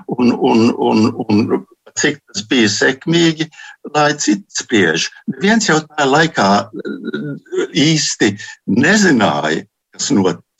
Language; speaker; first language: Latvian; early bilingual, heritage; Latvian